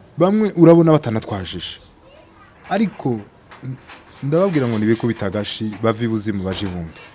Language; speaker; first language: Kinyarwanda; native; Kinyarwanda